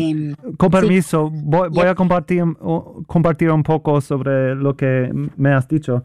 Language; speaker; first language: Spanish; non-native, fluent; English